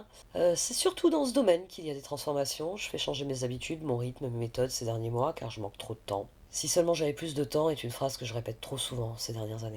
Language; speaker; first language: French; native; French